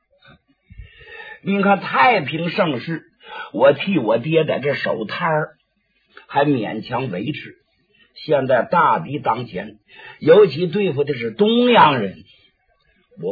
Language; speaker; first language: Chinese; native; Chinese